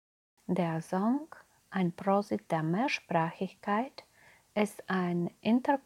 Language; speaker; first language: German; non-native, fluent; Slovak